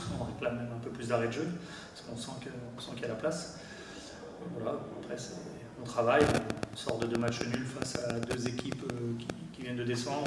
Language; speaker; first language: French; native; French